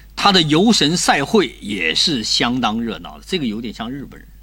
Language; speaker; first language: Chinese; native; Chinese